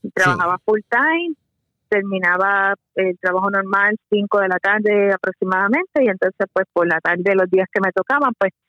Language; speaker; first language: Spanish; native; Spanish